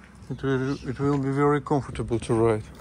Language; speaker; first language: English; non-native, learner; Russian